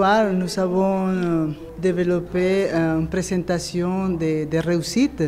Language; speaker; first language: French; non-native, fluent; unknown